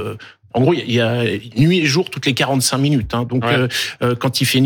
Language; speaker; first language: French; native; French